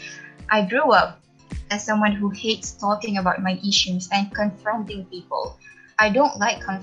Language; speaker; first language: English; non-native, local second language; Malay